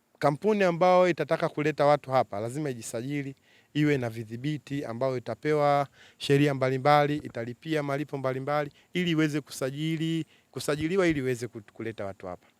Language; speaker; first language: Swahili; native; Swahili